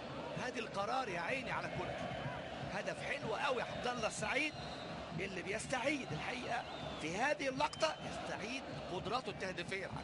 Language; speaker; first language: Arabic; native; Arabic